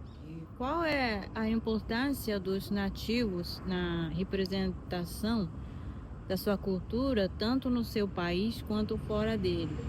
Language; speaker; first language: Portuguese; non-native, fluent; Japanese